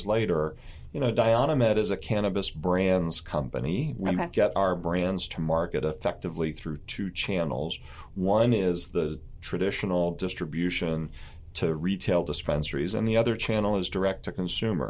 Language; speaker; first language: English; native; English